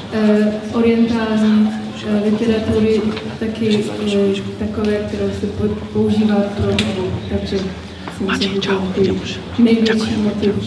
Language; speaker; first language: Czech; early bilingual, heritage; Czech